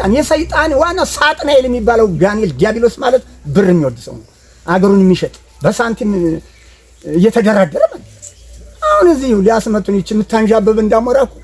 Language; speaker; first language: Amharic; native; Amharic